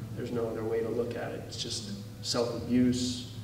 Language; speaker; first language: English; native; English